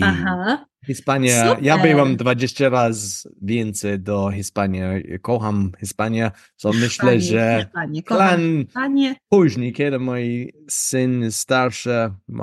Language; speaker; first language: Polish; non-native, learner; English